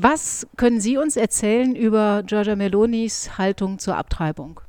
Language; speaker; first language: German; native; German